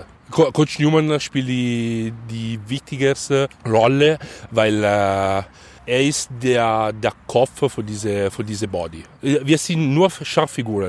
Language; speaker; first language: German; non-native, learner; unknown